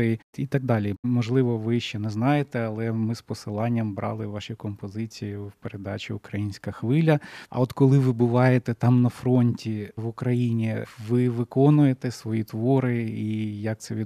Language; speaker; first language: Ukrainian; native; Ukrainian